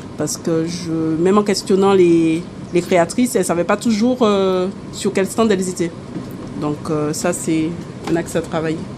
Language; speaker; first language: French; native; French